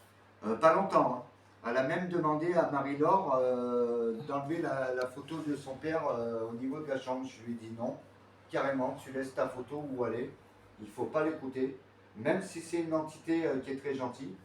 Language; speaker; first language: French; native; French